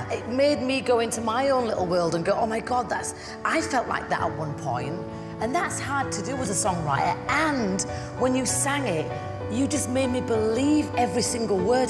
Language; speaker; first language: English; native; English